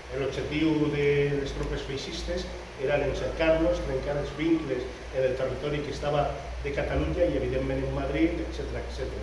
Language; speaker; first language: Catalan; non-native, local second language; Spanish